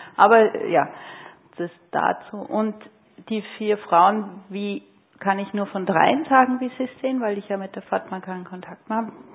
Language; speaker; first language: German; native; German